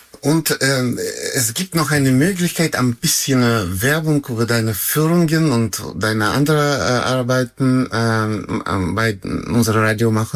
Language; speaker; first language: German; non-native, learner; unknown